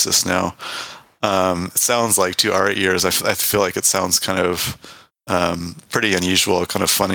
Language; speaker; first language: English; native; English